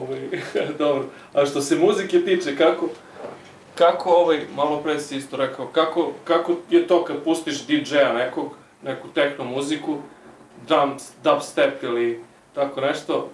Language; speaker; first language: Serbian; native; Serbian